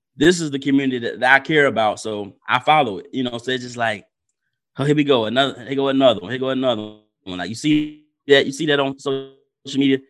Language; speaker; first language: English; native; English